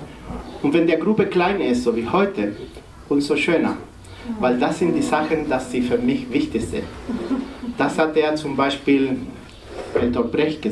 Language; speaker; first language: German; non-native, fluent; Spanish